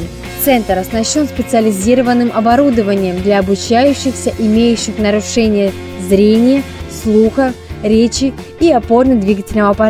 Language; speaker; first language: Russian; native; Russian